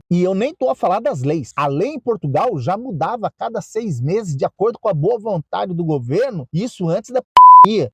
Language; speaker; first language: Portuguese; native; Portuguese